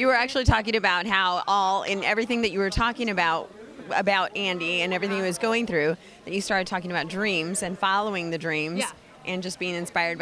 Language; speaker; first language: English; native; English